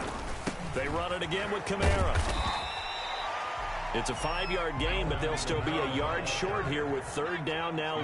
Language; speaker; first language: English; native; English